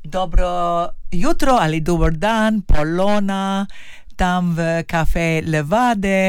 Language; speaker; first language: Slovenian; early bilingual, heritage; English